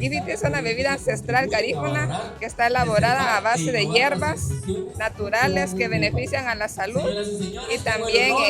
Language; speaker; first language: Spanish; native; Spanish